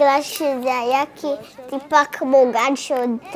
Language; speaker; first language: Hebrew; early bilingual, other home language; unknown